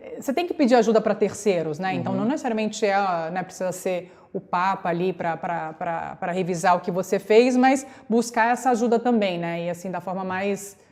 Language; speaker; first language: Portuguese; native; Portuguese